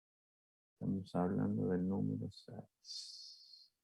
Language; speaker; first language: Spanish; native; Spanish